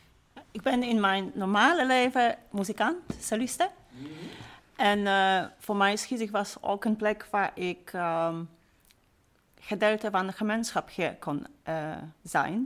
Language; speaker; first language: Dutch; non-native, fluent; Polish